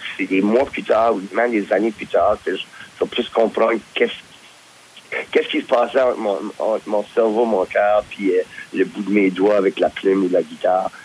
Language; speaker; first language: French; native; French